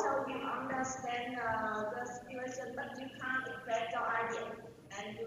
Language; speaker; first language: English; non-native, learner; Vietnamese